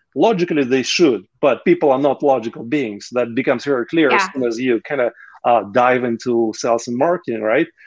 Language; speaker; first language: English; non-native, fluent; Russian